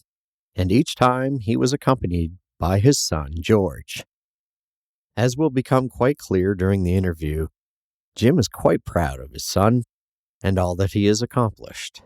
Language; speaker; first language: English; native; English